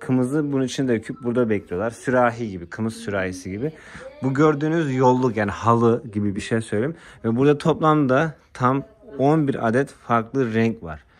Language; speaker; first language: Turkish; native; Turkish